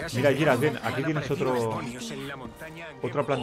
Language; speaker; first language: Spanish; native; Spanish